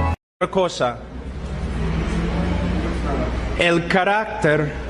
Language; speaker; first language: Spanish; non-native, fluent; English